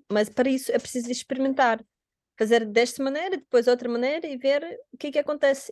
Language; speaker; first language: Portuguese; non-native, fluent; Russian